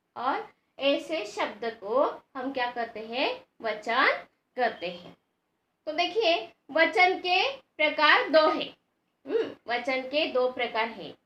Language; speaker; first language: Hindi; non-native, local second language; Marathi